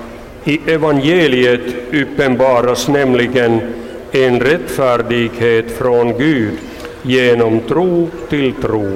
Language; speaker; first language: Swedish; non-native, local second language; Finnish